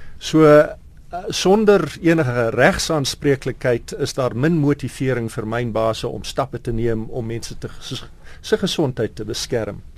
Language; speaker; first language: Afrikaans; non-native, local second language; English